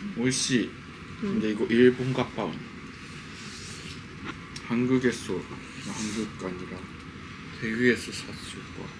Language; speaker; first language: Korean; non-native, learner; Japanese